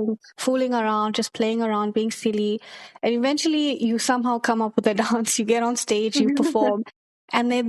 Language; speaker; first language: English; early bilingual, other home language; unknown